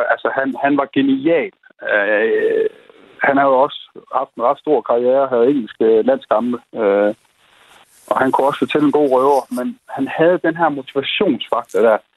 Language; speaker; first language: Danish; native; Danish